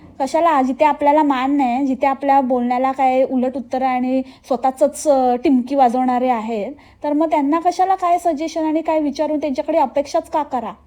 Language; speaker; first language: Marathi; native; Marathi